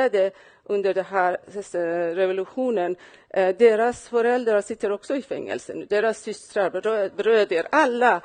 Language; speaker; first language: Swedish; non-native, fluent; Persian